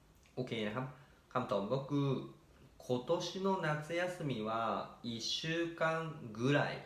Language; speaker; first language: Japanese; non-native, fluent; Thai